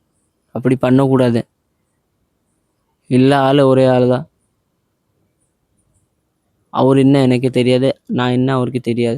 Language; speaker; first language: Tamil; non-native, learner; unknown